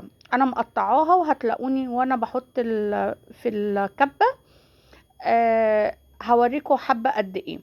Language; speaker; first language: Arabic; native; Arabic